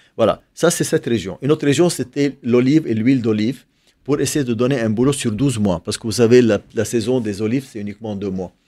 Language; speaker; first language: French; non-native, local second language; Arabic